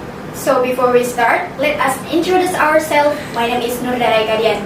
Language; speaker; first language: English; non-native, learner; Indonesian